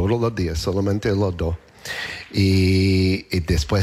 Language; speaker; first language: Spanish; non-native, learner; English